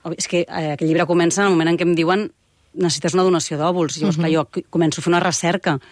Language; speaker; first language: Catalan; native; Catalan